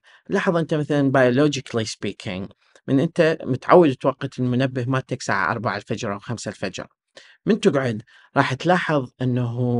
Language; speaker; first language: Arabic; native; Arabic